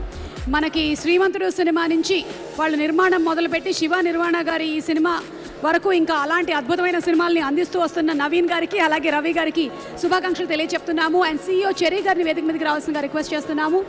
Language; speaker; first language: Telugu; native; Telugu